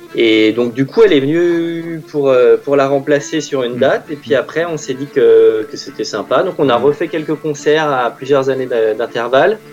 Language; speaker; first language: French; native; French